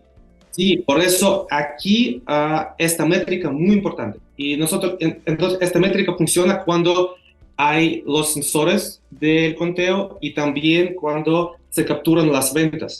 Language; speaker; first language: Spanish; non-native, fluent; Russian